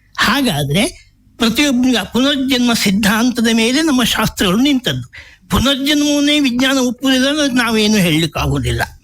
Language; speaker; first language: Kannada; native; Kannada